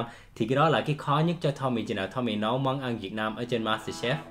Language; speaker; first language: Vietnamese; early bilingual, heritage; Vietnamese